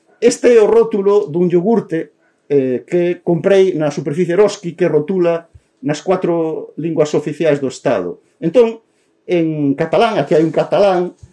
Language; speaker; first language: Galician; native; Galician